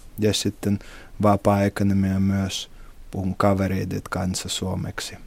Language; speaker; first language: Finnish; non-native, learner; Russian